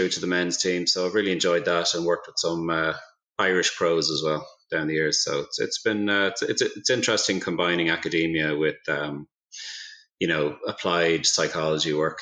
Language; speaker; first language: English; native; English